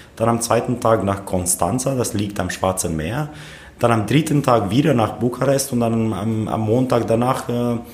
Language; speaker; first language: German; non-native, fluent; Romanian